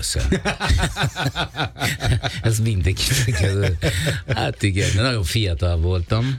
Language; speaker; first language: Hungarian; non-native, fluent; Italian